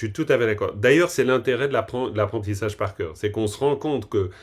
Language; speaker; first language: French; native; French